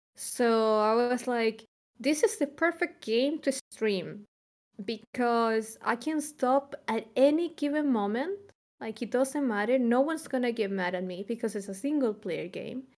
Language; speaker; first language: English; non-native, fluent; Spanish